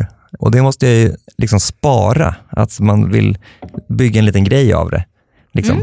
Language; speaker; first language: Swedish; native; Swedish